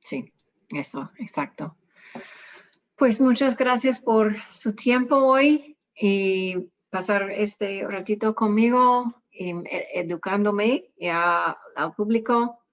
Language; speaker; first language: Spanish; non-native, learner; English